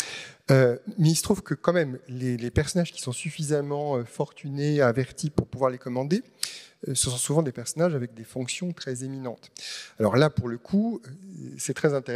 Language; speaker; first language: French; native; French